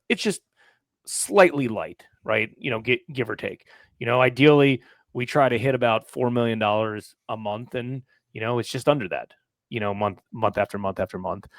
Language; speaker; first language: English; native; English